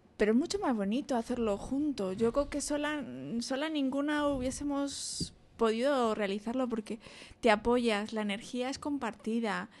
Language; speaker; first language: Spanish; native; Spanish